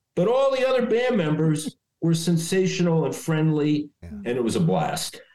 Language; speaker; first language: English; native; English